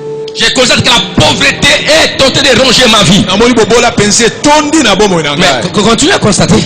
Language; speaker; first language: French; non-native, local second language; Lingala